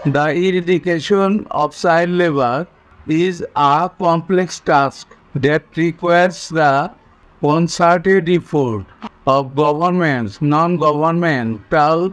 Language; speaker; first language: English; non-native, learner; Bangla